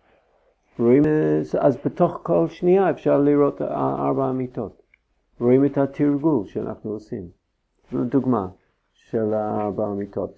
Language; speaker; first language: Hebrew; non-native, fluent; English